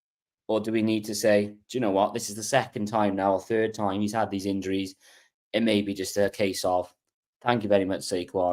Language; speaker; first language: English; native; English